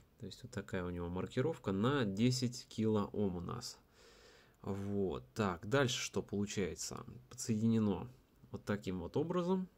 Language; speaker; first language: Russian; native; Russian